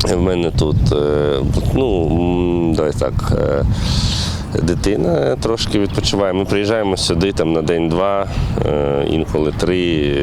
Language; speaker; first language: Ukrainian; native; Ukrainian